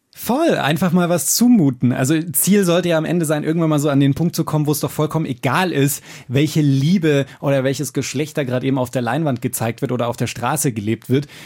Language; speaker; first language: German; native; German